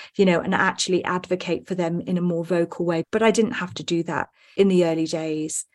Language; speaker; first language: English; native; English